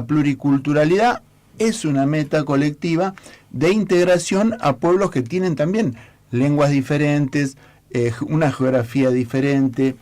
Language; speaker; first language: Spanish; native; Spanish